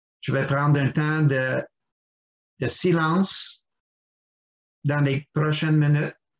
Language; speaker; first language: French; non-native, local second language; English